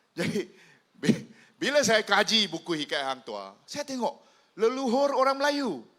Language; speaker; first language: Malay; non-native, local second language; Chinese